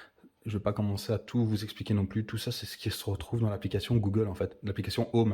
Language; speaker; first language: French; native; French